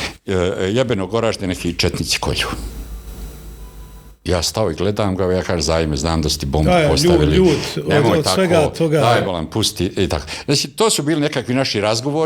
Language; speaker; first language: Bosnian; native; Bosnian